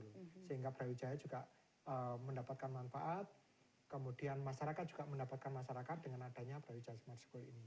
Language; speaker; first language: Indonesian; native; Indonesian